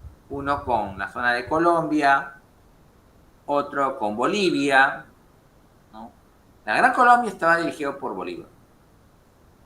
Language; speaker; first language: Spanish; native; Spanish